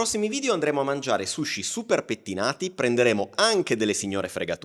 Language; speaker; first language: Italian; native; Italian